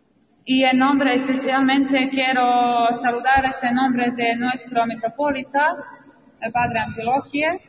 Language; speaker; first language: Spanish; non-native, fluent; Serbian